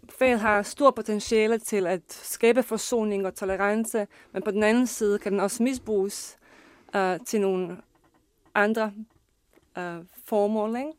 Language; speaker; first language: Danish; non-native, fluent; Bosnian